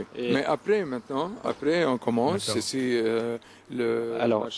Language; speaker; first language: French; non-native, learner; Arabic